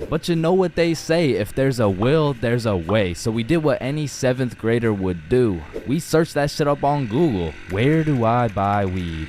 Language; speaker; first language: English; native; English